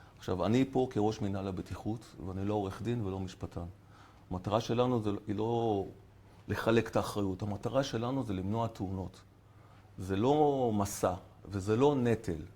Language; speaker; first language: Hebrew; native; Hebrew